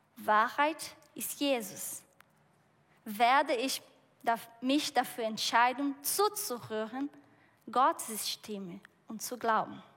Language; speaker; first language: German; non-native, fluent; Portuguese